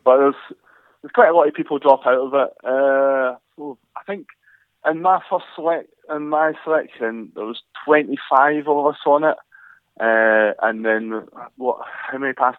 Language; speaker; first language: English; native; English